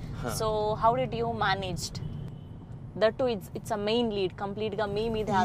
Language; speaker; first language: Telugu; native; Telugu